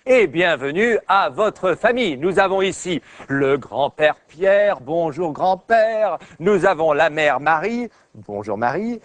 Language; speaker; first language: French; native; French